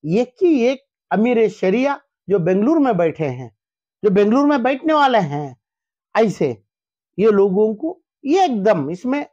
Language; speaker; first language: Hindi; non-native, local second language; Urdu